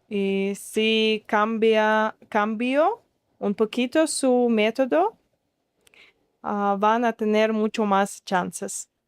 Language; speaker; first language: Spanish; non-native, learner; Russian